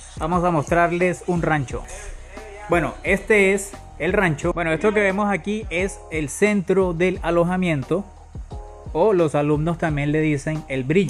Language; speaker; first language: Spanish; native; Spanish